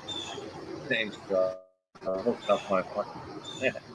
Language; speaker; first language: English; native; English